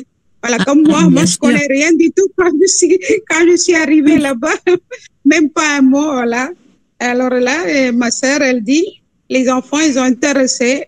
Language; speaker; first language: French; non-native, fluent; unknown